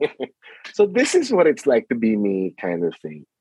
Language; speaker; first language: English; non-native, local second language; Filipino